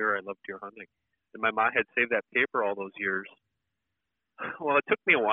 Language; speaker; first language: English; native; English